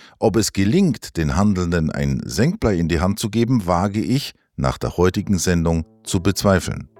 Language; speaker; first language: German; native; German